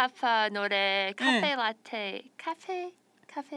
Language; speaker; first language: Korean; early bilingual, heritage; Korean